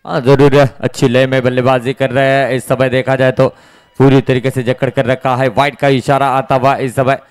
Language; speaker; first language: Hindi; non-native, local second language; Marathi